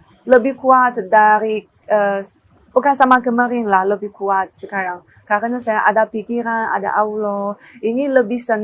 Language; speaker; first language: Indonesian; non-native, learner; Chinese